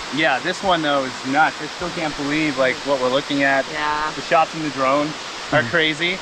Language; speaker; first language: English; native; English